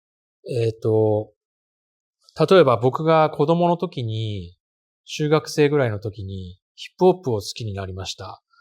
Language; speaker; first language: Japanese; native; Japanese